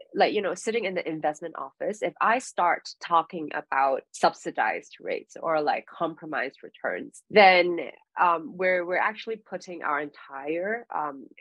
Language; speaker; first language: English; non-native, local second language; Cantonese